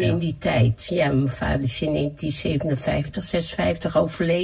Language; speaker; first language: Dutch; early bilingual, other home language; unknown